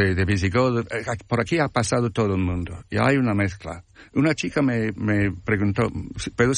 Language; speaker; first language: Spanish; non-native, fluent; English